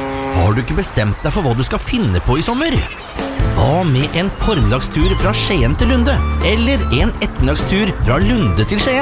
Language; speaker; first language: Norwegian; native; Norwegian